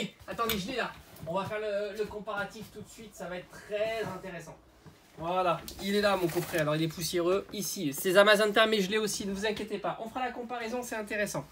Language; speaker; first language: French; native; French